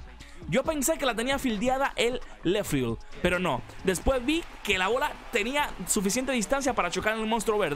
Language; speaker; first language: Spanish; native; Spanish